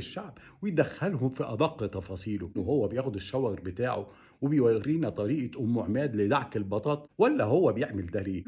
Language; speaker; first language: Arabic; native; Arabic